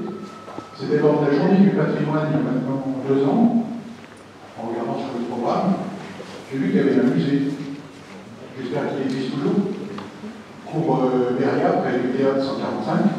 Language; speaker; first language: French; native; French